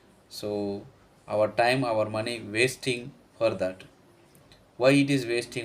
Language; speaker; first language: English; non-native, local second language; Telugu